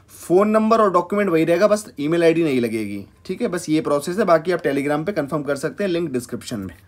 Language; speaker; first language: Hindi; native; Hindi